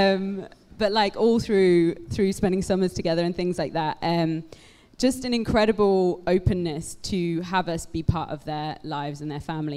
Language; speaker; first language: English; native; English